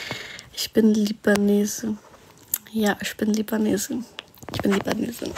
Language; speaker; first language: German; early bilingual, other home language; Arabic